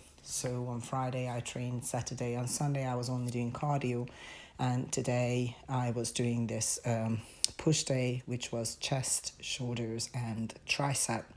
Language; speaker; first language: English; non-native, fluent; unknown